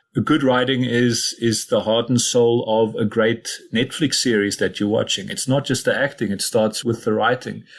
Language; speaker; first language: English; non-native, local second language; Afrikaans